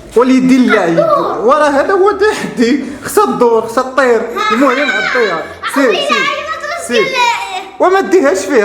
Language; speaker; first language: Arabic; native; Arabic